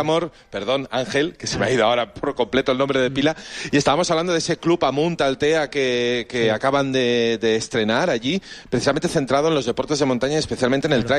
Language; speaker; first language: Spanish; native; Spanish